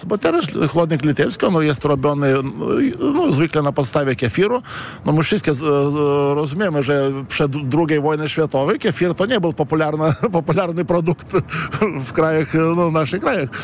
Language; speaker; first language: Polish; non-native, fluent; Lithuanian